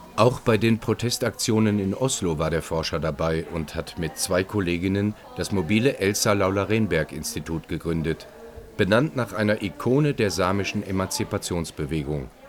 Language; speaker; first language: German; native; German